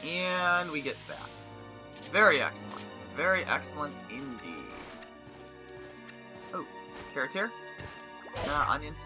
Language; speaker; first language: English; native; English